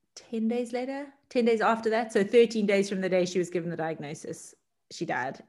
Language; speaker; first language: English; native; English